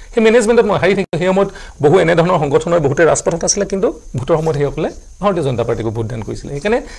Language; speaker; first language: Assamese; native; Assamese